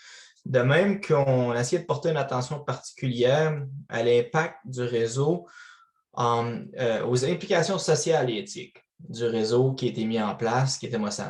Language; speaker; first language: French; native; French